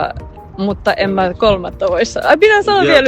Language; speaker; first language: Finnish; native; Finnish